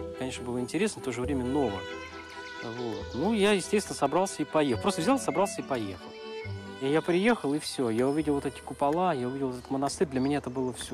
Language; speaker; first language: Russian; non-native, local second language; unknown